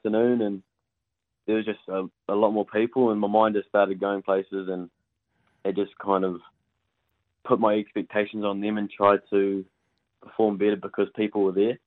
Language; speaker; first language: English; native; English